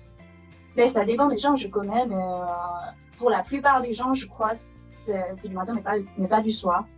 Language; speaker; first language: French; non-native, fluent; Chinese